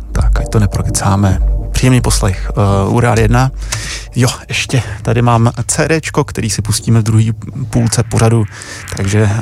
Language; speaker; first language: Czech; native; Czech